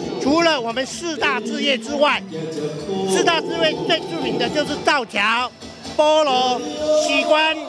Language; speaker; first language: Chinese; non-native, local second language; Min Nan Chinese